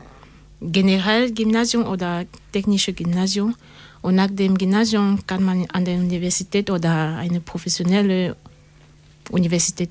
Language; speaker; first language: German; non-native, learner; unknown